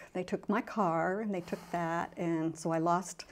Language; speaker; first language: English; native; English